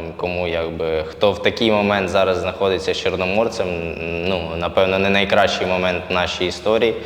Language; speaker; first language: Ukrainian; native; Ukrainian